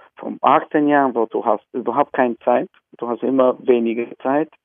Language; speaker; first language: German; non-native, learner; Albanian